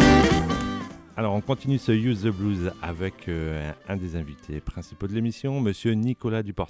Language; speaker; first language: French; native; French